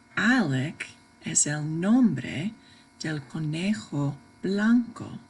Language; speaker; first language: Spanish; non-native, fluent; English